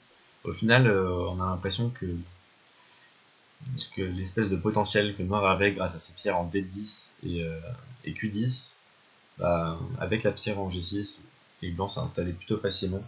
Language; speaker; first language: French; native; French